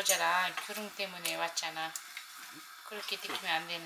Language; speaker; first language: Korean; non-native, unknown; Uzbek